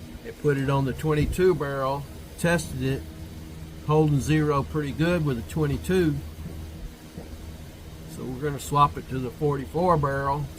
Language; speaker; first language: English; native; English